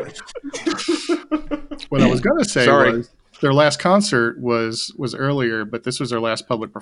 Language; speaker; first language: English; native; English